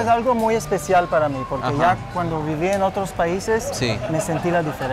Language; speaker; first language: Spanish; non-native, fluent; Hebrew